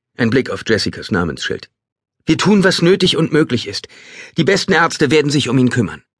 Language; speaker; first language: German; native; German